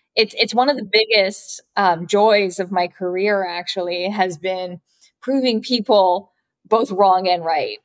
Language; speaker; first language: English; native; English